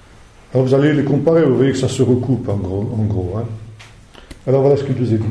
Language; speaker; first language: French; native; French